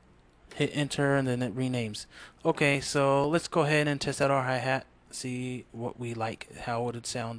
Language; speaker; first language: English; native; English